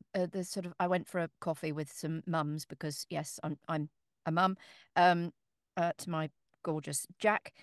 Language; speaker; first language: English; native; English